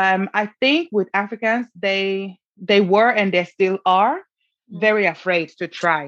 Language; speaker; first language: English; non-native, fluent; Norwegian